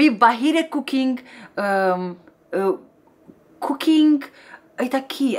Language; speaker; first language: Bangla; non-native, learner; Romanian